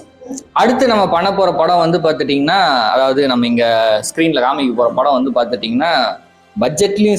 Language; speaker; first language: Tamil; native; Tamil